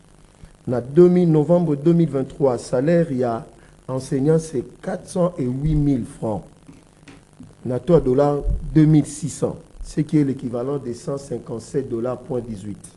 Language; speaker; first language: French; non-native, local second language; Lingala